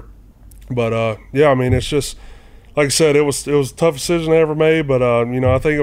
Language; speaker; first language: English; native; English